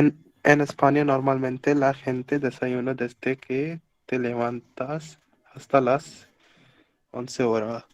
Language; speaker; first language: Spanish; non-native, learner; Hindi